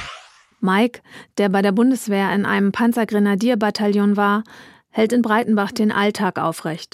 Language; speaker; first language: German; native; German